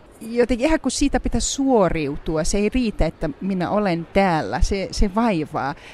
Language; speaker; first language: Finnish; non-native, fluent; Arabic